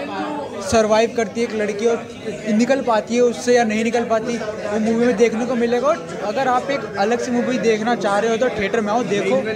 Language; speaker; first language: Hindi; native; Hindi